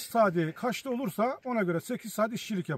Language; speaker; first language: Turkish; native; Turkish